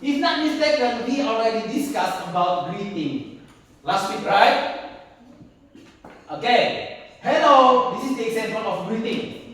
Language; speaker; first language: English; non-native, learner; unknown